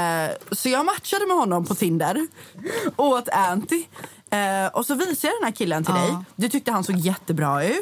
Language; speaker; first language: Swedish; native; Swedish